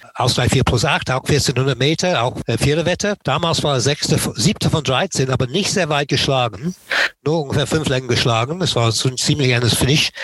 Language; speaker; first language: German; non-native, fluent; English